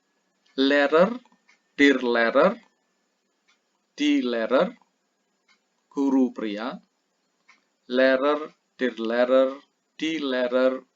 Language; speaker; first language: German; non-native, fluent; Indonesian